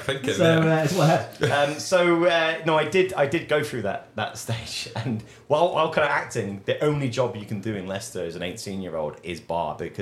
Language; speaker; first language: English; native; English